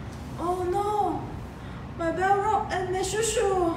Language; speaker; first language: French; non-native, learner; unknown